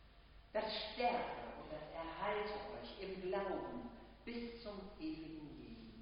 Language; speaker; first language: German; native; German